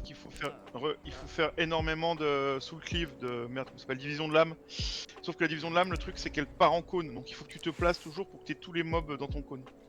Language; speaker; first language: French; native; French